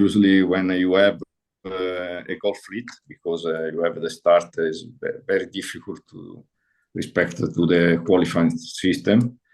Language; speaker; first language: English; non-native, learner; Italian